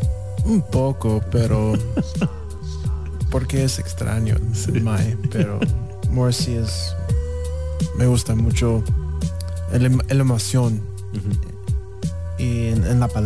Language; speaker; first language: Spanish; non-native, learner; English